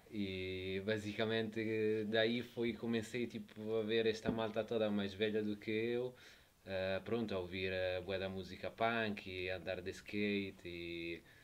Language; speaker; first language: Portuguese; non-native, fluent; Italian